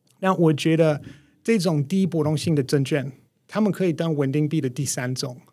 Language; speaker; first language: Chinese; non-native, fluent; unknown